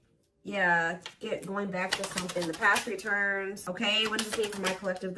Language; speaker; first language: English; native; English